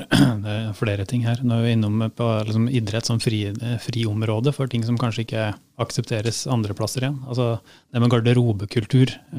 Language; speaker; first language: Norwegian; native; Norwegian